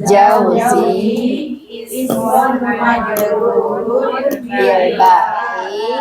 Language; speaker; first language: Arabic; non-native, learner; Indonesian